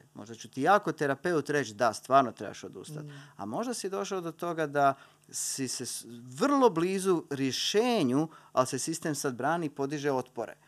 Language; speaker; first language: Croatian; native; Croatian